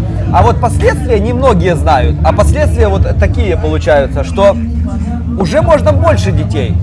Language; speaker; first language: Russian; native; Russian